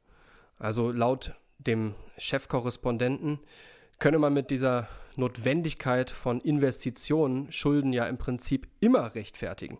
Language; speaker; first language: German; native; German